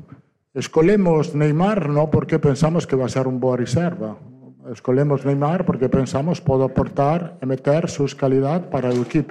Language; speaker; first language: Portuguese; non-native, fluent; Italian